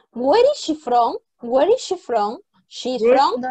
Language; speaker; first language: English; non-native, fluent; Spanish